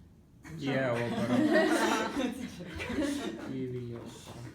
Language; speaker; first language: English; non-native, learner; Ukrainian